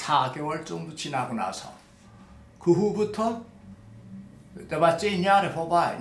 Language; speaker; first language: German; non-native, learner; Korean